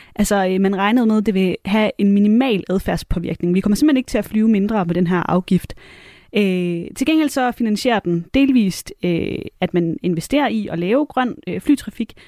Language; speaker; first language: Danish; native; Danish